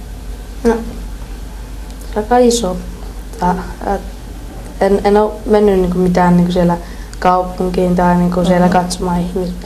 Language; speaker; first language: Finnish; early bilingual, other home language; Persian